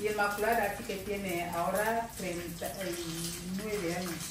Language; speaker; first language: Spanish; non-native, learner; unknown